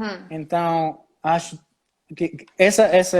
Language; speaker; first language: Portuguese; non-native, fluent; English